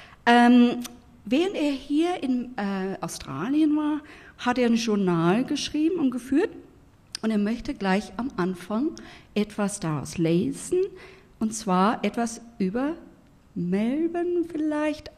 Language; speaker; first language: German; non-native, fluent; English